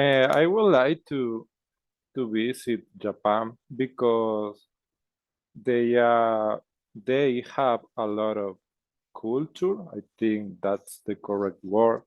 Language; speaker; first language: English; non-native, learner; Spanish